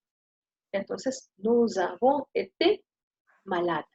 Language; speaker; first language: French; non-native, fluent; Spanish